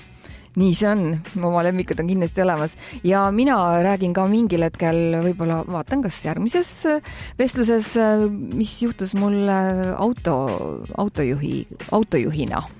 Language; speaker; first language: Estonian; native; Estonian